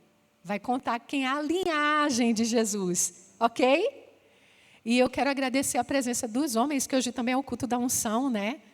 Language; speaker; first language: Portuguese; native; Portuguese